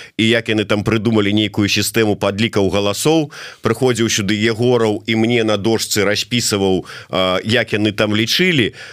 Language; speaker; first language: Belarusian; non-native, local second language; Russian